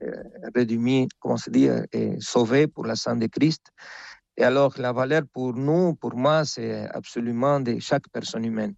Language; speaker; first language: French; non-native, fluent; Spanish